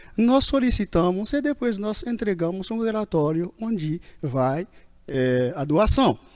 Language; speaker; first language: Portuguese; non-native, fluent; Haitian Creole